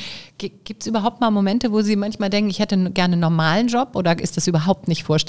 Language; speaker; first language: German; native; German